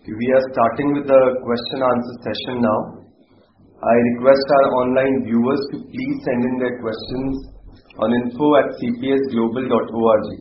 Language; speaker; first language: English; non-native, local second language; Urdu